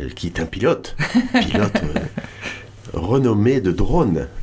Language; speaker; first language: French; native; French